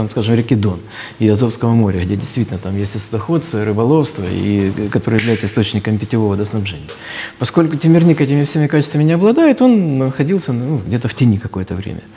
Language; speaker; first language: Russian; native; Russian